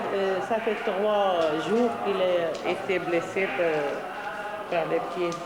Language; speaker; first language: French; non-native, fluent; Arabic